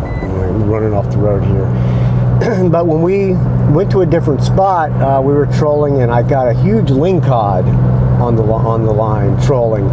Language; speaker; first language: English; native; English